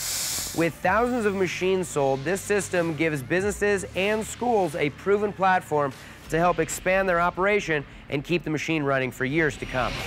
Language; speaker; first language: English; native; English